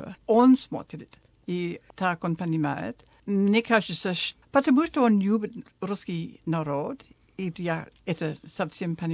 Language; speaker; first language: Russian; non-native, fluent; English